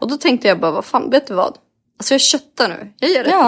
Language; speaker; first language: Swedish; native; Swedish